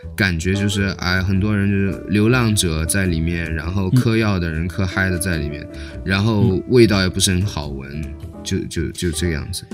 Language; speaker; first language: Chinese; native; Chinese